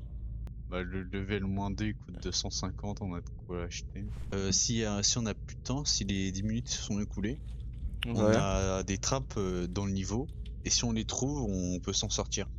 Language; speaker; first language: French; native; French